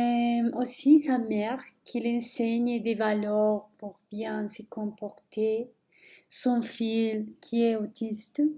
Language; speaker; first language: French; non-native, learner; Spanish